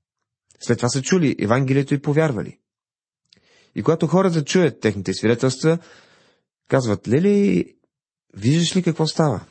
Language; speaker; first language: Bulgarian; native; Bulgarian